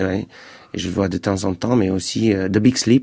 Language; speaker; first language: French; non-native, fluent; Romanian